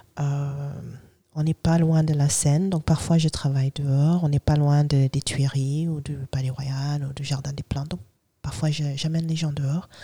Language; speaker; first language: French; non-native, fluent; English